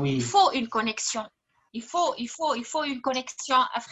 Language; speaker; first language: French; non-native, fluent; Arabic